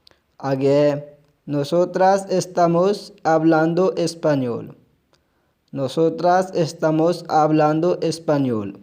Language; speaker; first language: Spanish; non-native, fluent; Urdu